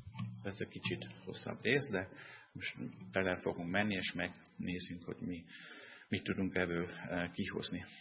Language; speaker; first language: Hungarian; non-native, fluent; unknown